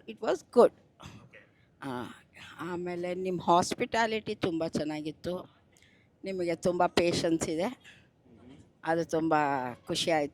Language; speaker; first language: Kannada; non-native, local second language; Telugu